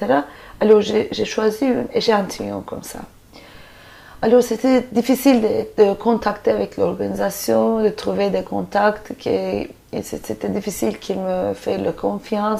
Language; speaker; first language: French; non-native, fluent; Turkish